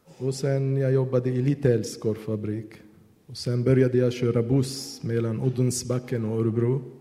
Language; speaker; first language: Swedish; non-native, fluent; Arabic